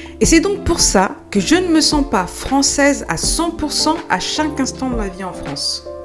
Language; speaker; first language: French; native; French